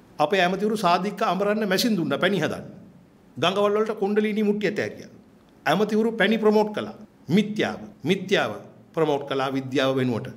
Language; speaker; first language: Sinhala; native; Sinhala